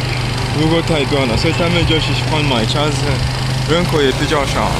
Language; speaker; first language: Chinese; non-native, fluent; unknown